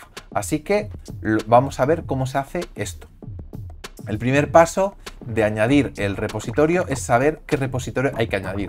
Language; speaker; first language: Spanish; native; Spanish